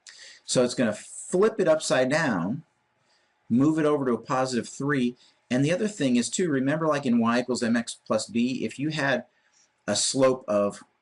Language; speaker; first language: English; native; English